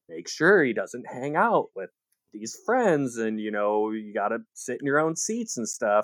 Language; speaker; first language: English; native; English